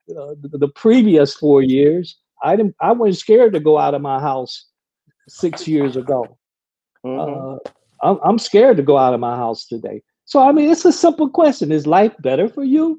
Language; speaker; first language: English; native; English